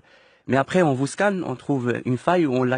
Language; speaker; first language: French; non-native, local second language; Arabic